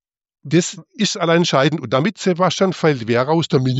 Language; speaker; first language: German; native; German